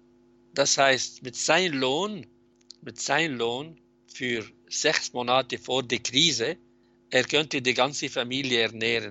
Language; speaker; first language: German; non-native, fluent; Arabic